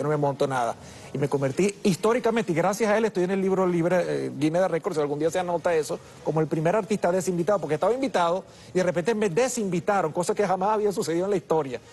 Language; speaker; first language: Spanish; early bilingual, other home language; English